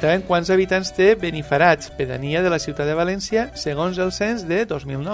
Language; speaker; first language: Catalan; native; Catalan